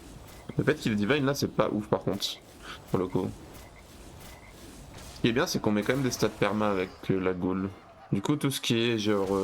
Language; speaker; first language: French; native; French